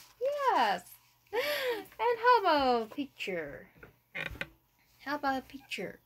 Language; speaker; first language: English; non-native, learner; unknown